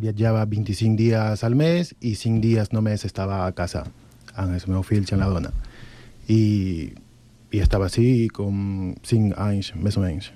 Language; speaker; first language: Catalan; non-native, fluent; Spanish